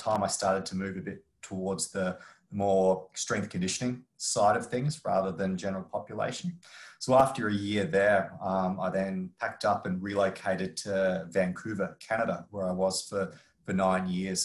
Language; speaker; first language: English; native; English